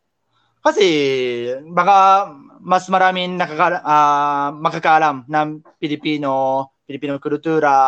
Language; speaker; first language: Filipino; non-native, learner; Japanese